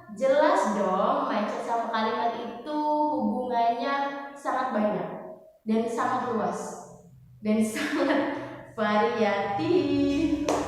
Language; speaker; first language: Indonesian; native; Indonesian